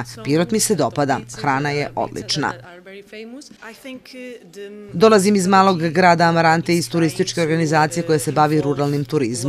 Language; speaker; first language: Serbian; native; Serbian